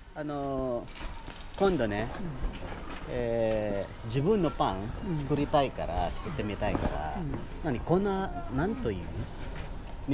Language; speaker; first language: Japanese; non-native, learner; Filipino